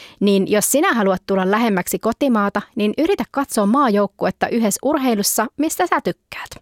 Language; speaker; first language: Finnish; early bilingual, heritage; Finnish